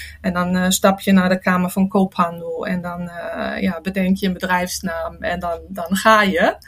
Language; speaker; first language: Dutch; non-native, fluent; German